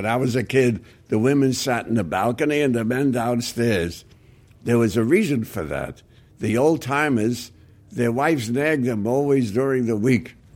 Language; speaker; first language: English; native; English